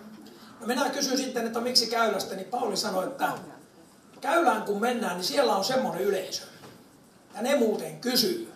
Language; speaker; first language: Finnish; native; Finnish